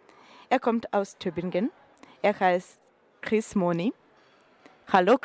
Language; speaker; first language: German; non-native, learner; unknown